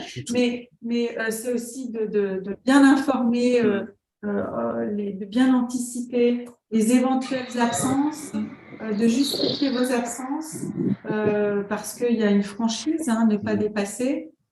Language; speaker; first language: French; native; French